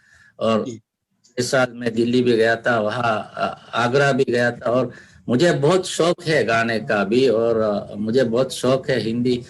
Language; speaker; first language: Hindi; non-native, learner; Divehi